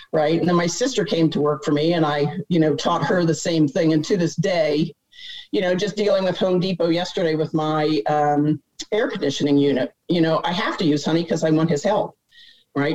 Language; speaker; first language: English; native; English